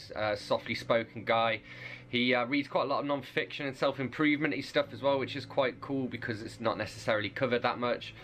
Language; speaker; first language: English; native; English